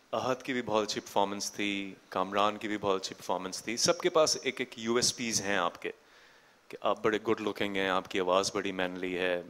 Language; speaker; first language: Urdu; non-native, local second language; Punjabi